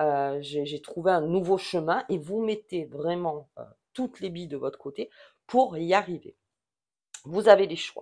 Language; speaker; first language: French; native; French